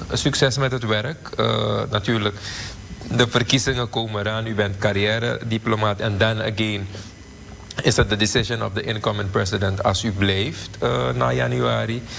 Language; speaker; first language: Dutch; native; Dutch